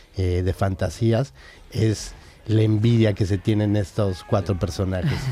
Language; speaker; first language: Spanish; native; Spanish